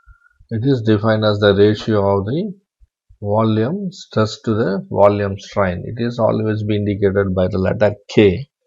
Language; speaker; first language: English; non-native, local second language; Tamil